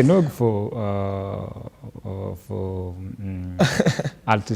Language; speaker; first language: German; non-native, learner; Kinyarwanda